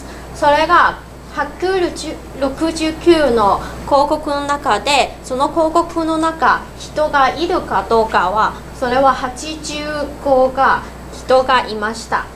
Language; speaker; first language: Japanese; non-native, learner; Cantonese